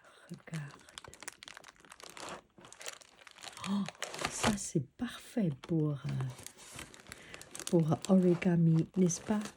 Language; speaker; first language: French; non-native, learner; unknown